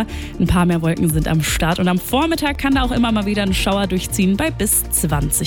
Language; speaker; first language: German; native; German